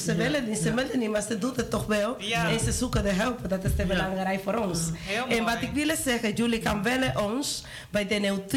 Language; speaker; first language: Dutch; non-native, learner; Spanish